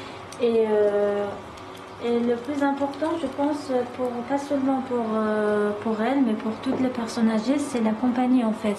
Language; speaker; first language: French; non-native, learner; Persian